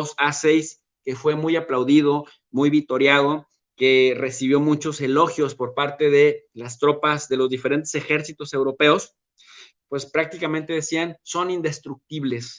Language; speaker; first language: Spanish; native; Spanish